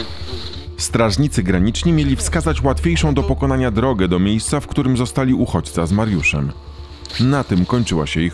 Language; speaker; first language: Polish; native; Polish